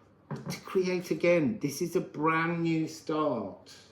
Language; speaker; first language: English; native; English